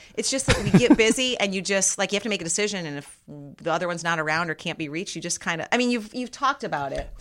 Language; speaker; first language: English; native; English